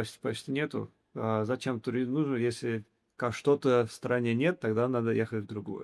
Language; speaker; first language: Russian; early bilingual, heritage; English